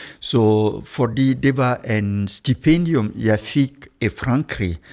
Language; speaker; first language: Danish; non-native, fluent; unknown